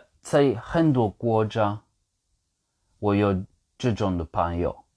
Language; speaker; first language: Chinese; non-native, fluent; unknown